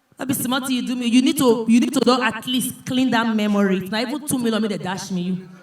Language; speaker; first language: Nigerian Pidgin; native; Nigerian Pidgin